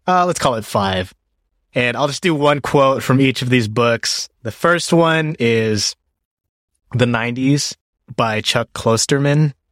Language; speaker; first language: English; early bilingual, other home language; Japanese